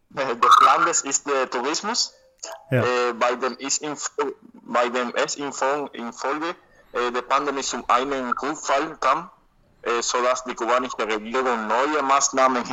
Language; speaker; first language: German; non-native, learner; Spanish